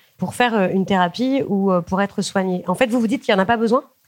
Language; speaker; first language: French; native; French